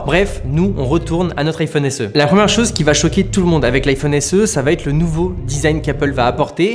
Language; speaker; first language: French; native; French